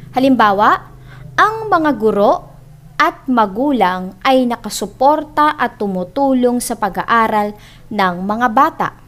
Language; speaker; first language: Filipino; native; Filipino